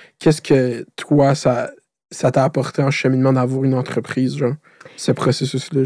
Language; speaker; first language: French; native; French